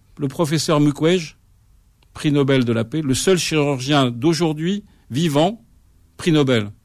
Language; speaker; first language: French; native; French